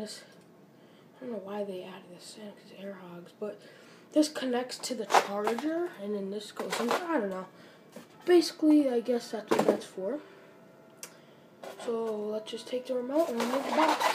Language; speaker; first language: English; native; English